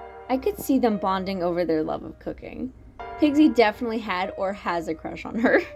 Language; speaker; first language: English; native; English